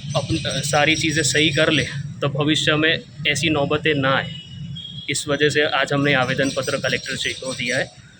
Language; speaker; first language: Hindi; non-native, local second language; Gujarati